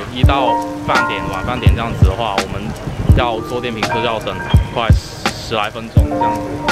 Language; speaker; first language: Chinese; native; Chinese